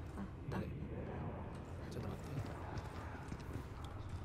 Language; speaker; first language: Japanese; non-native, fluent; Indonesian